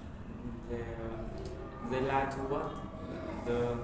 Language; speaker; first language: English; non-native, learner; Vietnamese